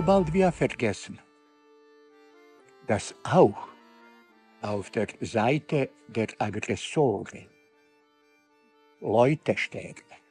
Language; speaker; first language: German; non-native, fluent; Bosnian